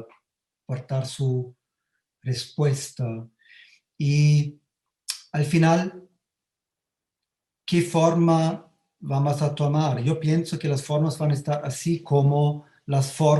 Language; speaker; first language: Spanish; non-native, fluent; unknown